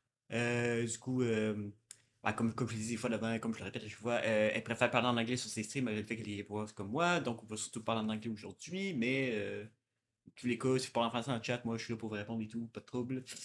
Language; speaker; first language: French; native; French